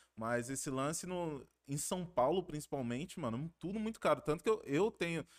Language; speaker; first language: Portuguese; native; Portuguese